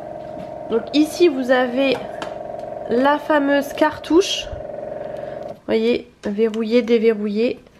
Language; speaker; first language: French; native; French